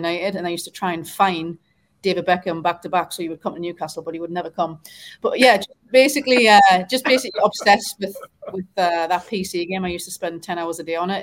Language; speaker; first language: English; native; English